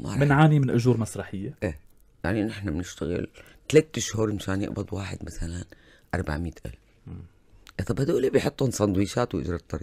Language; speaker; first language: Arabic; native; Arabic